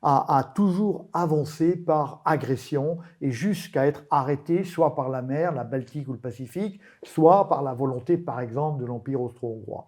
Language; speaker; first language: French; native; French